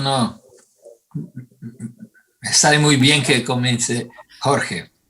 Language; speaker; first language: Spanish; non-native, fluent; Italian